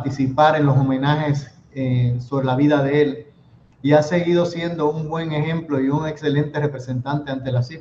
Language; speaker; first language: Spanish; native; Spanish